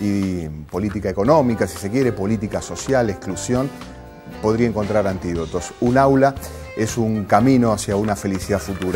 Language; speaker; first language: Spanish; native; Spanish